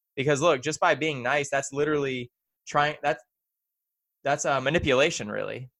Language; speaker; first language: English; native; English